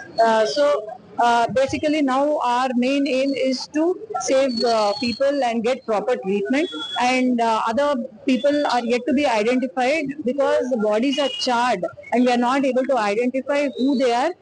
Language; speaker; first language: English; non-native, local second language; Telugu